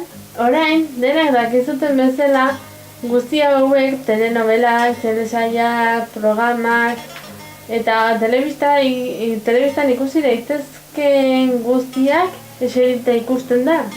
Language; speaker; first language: Basque; non-native, local second language; Spanish